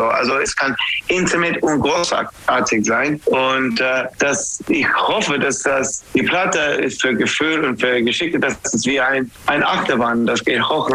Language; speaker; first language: German; non-native, learner; English